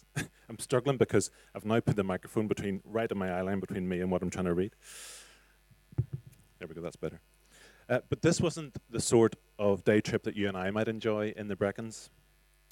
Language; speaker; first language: English; native; English